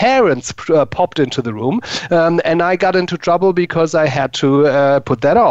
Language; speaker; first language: English; non-native, fluent; German